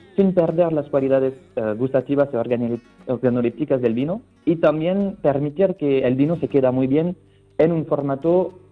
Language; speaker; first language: Spanish; non-native, fluent; French